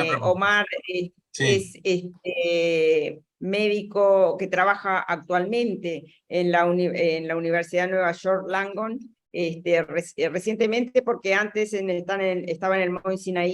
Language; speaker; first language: Spanish; native; Spanish